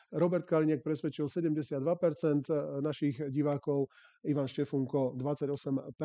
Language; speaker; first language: Slovak; native; Slovak